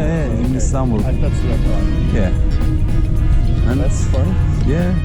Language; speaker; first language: English; non-native, learner; Turkish